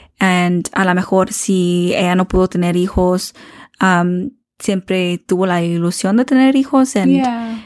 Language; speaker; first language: Spanish; early bilingual, heritage; Spanish